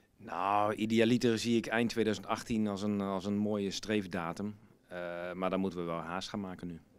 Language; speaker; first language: Dutch; native; Dutch